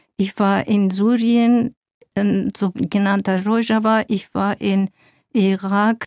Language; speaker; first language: German; non-native, fluent; Zaza